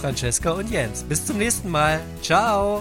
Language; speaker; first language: German; native; German